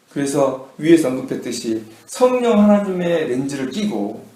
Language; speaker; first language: Korean; native; Korean